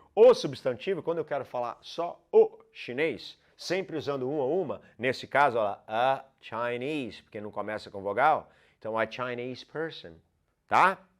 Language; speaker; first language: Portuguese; non-native, fluent; English